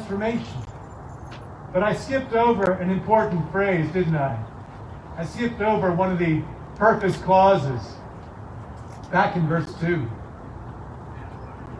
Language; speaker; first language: English; native; English